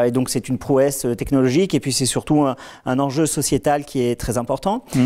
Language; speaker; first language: French; native; French